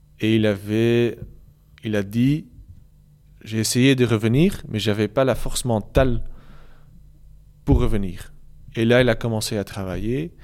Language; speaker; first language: French; non-native, local second language; Dutch